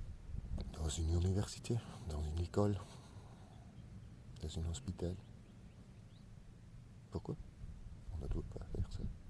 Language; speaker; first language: French; non-native, learner; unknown